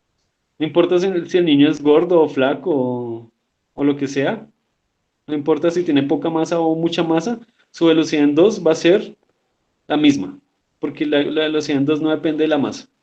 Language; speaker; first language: Spanish; native; Spanish